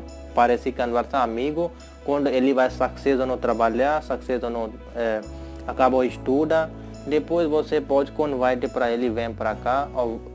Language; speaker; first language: Portuguese; non-native, learner; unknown